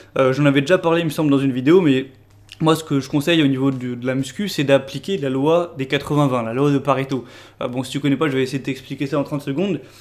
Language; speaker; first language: French; native; French